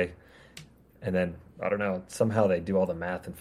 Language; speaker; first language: English; native; English